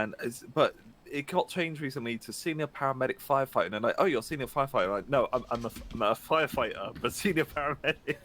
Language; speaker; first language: English; native; English